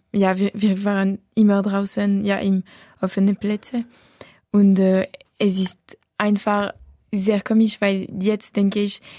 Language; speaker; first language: German; non-native, local second language; French